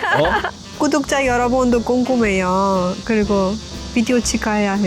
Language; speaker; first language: Korean; non-native, learner; Persian